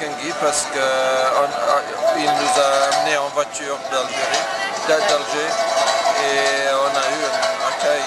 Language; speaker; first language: French; non-native, fluent; English